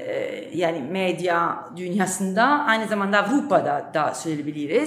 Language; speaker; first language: Turkish; non-native, fluent; Italian